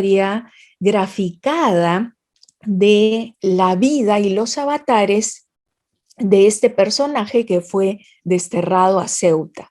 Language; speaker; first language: Spanish; native; Spanish